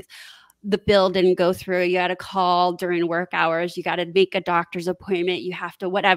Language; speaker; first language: English; native; English